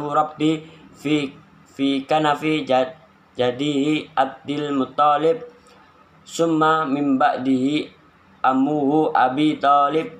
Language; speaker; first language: Arabic; non-native, learner; Indonesian